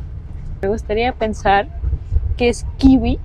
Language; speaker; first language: Spanish; non-native, fluent; Russian